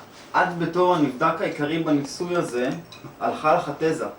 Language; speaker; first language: Hebrew; native; Hebrew